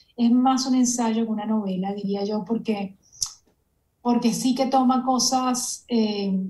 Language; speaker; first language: Spanish; native; Spanish